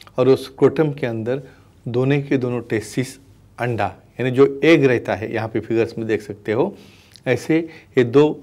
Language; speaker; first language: Hindi; non-native, local second language; Marathi